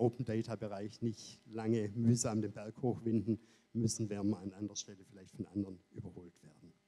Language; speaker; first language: German; native; German